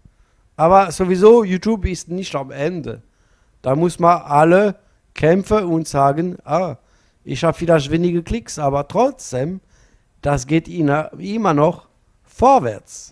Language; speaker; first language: German; non-native, learner; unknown